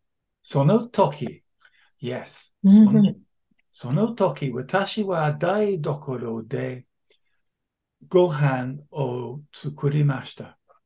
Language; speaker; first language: Japanese; non-native, learner; English